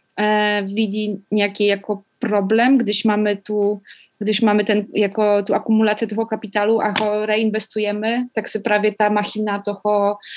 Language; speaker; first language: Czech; non-native, learner; Polish